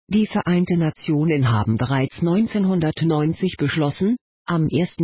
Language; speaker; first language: German; native; German